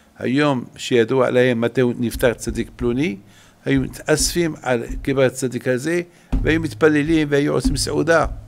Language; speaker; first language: Hebrew; non-native, fluent; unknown